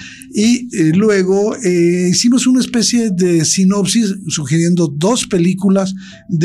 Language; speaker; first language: Spanish; native; Spanish